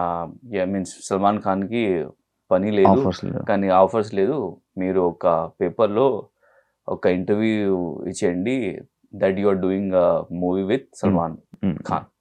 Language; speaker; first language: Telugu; non-native, learner; Hindi